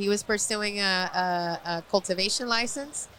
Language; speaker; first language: English; non-native, fluent; Spanish